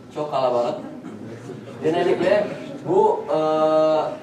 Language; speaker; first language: Turkish; non-native, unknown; Indonesian